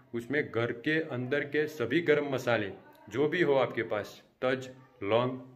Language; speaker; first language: Hindi; non-native, local second language; Gujarati